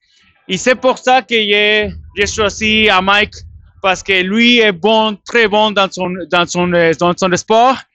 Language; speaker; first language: French; non-native, learner; Spanish